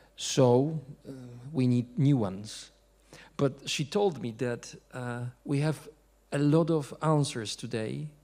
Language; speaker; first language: English; non-native, fluent; Polish